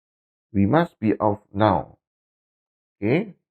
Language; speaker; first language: English; non-native, fluent; Indonesian